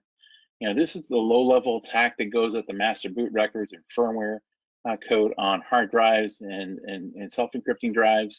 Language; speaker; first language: English; native; English